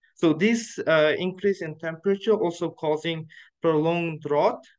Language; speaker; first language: English; non-native, fluent; Uzbek